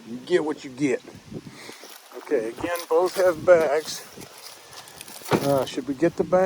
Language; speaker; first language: English; native; English